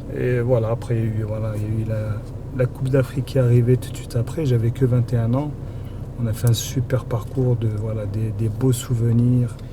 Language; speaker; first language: French; early bilingual, other home language; Arabic